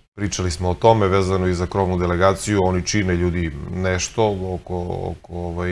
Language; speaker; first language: Serbian; native; Serbian